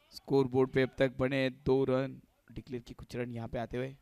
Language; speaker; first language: Hindi; non-native, local second language; Marathi